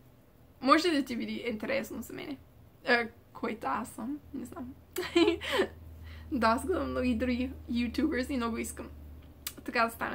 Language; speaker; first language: Bulgarian; early bilingual, heritage; Bulgarian